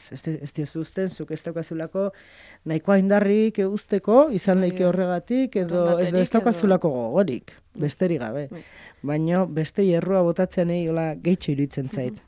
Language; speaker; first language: Basque; native; Basque